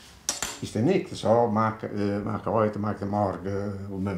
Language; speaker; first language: German; non-native, learner; Italian